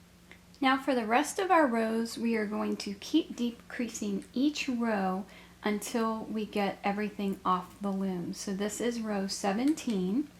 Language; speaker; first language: English; native; English